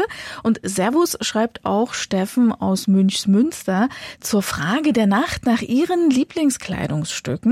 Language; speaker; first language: German; native; German